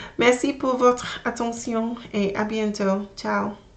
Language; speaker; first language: French; non-native, learner; English